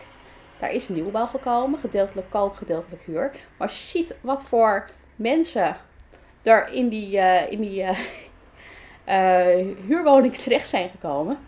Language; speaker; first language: Dutch; native; Dutch